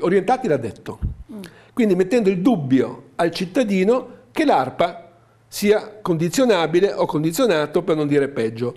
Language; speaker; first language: Italian; native; Italian